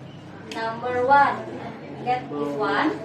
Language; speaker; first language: English; non-native, fluent; Indonesian